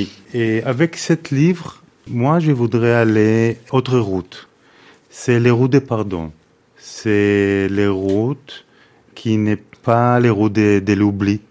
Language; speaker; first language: French; non-native, fluent; Hebrew